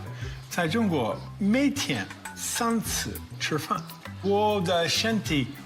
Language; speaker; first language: Chinese; non-native, learner; English